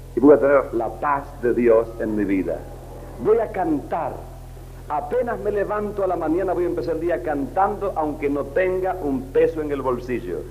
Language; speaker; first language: Spanish; native; Spanish